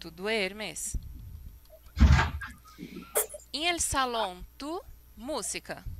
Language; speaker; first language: Spanish; non-native, fluent; Portuguese